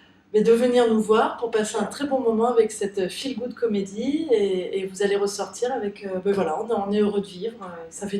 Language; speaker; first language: French; native; French